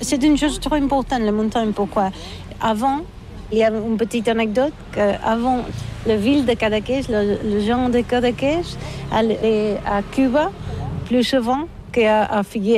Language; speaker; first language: French; non-native, learner; Catalan